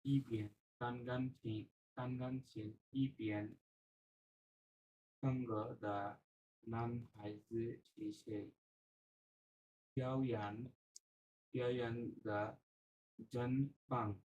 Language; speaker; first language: Chinese; non-native, learner; Bangla